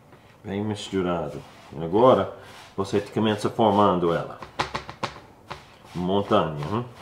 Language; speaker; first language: Portuguese; non-native, learner; English